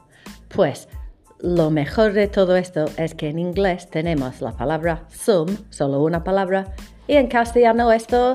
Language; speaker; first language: Spanish; non-native, fluent; English